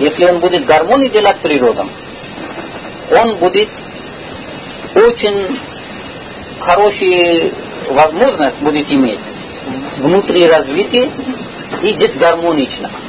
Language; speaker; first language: Russian; non-native, learner; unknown